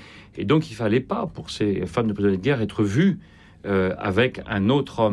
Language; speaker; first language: French; native; French